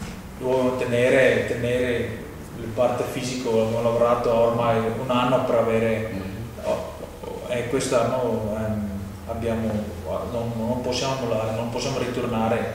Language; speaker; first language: Italian; non-native, fluent; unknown